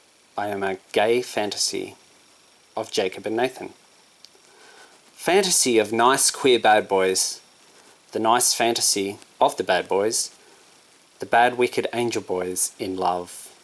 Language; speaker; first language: English; native; English